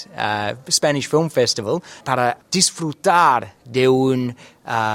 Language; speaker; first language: Spanish; non-native, learner; English